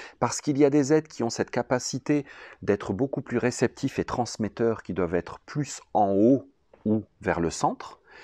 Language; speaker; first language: French; native; French